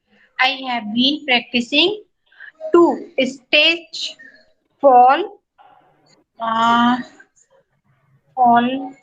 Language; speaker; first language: English; non-native, learner; Hindi